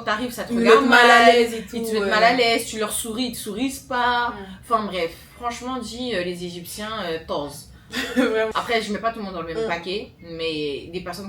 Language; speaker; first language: French; native; French